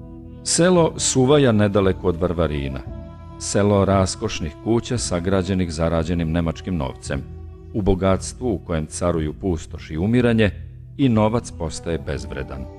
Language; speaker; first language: Serbian; native; Serbian